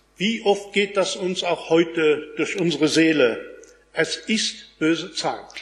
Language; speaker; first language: German; non-native, local second language; Luxembourgish